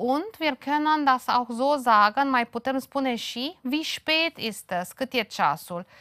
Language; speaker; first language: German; non-native, fluent; Romanian